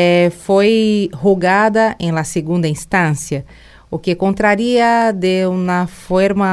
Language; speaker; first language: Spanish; non-native, learner; Portuguese